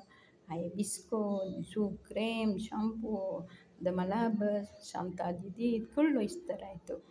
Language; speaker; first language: Arabic; non-native, learner; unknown